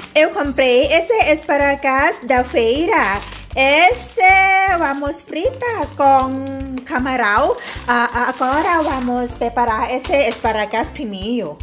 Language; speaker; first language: Portuguese; non-native, learner; Thai